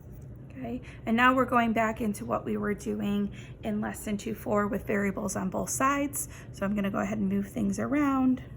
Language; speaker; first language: English; native; English